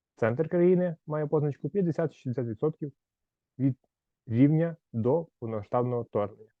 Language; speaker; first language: Ukrainian; native; Ukrainian